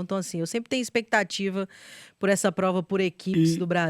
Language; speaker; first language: Portuguese; native; Portuguese